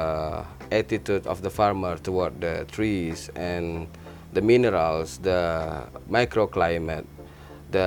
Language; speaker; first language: English; non-native, learner; Indonesian